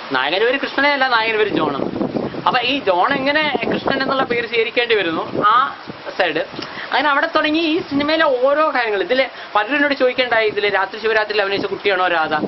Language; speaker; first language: Malayalam; non-native, local second language; Hindi